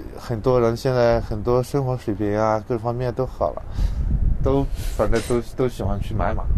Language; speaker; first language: Chinese; non-native, local second language; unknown